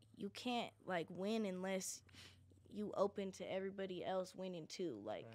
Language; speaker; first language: English; native; English